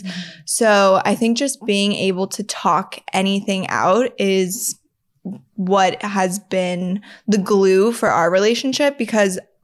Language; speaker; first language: English; native; English